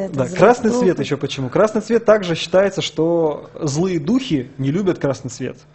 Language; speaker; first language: Russian; native; Russian